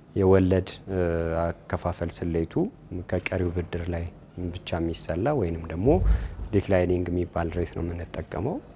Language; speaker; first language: Amharic; native; Amharic